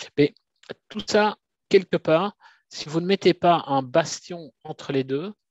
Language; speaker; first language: French; native; French